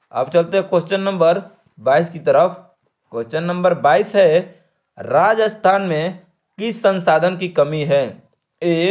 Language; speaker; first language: Hindi; native; Hindi